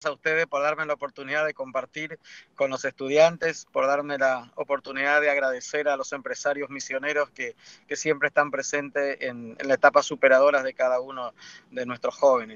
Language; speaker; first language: Spanish; native; Spanish